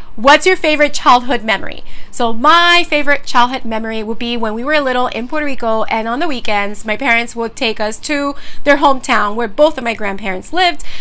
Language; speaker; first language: English; early bilingual, other home language; Spanish